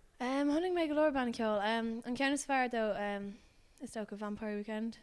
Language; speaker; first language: Irish; non-native, local second language; English